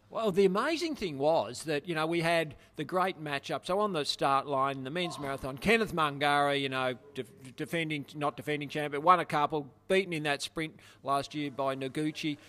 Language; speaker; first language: English; native; English